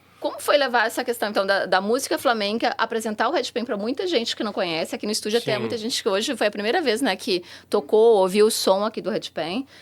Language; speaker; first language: Portuguese; native; Portuguese